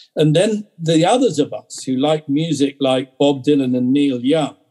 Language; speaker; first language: English; native; English